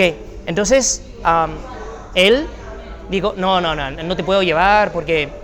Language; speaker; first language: Spanish; non-native, fluent; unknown